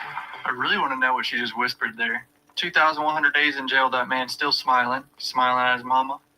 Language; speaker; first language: English; native; English